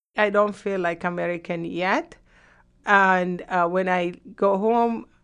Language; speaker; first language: English; non-native, fluent; Arabic